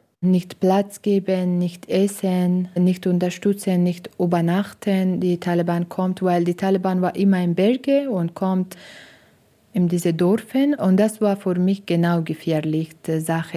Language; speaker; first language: German; non-native, learner; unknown